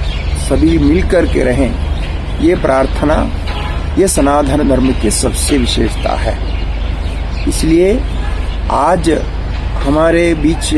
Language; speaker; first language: Hindi; non-native, local second language; Malayalam